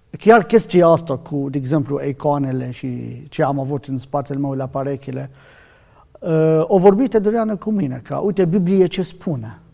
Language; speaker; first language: Romanian; non-native, learner; Arabic